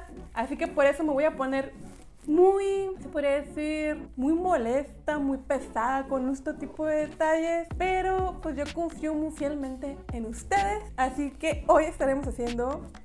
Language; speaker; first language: Spanish; native; Spanish